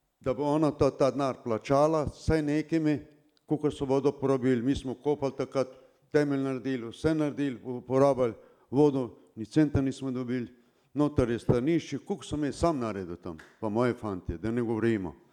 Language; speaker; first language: Slovenian; non-native, local second language; Romany